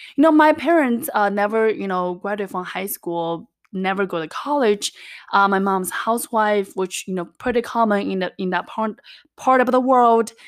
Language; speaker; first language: English; non-native, fluent; Chinese